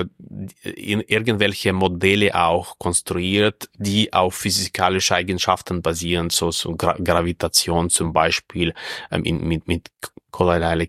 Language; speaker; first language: German; non-native, fluent; Russian